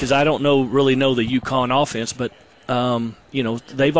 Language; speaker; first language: English; native; English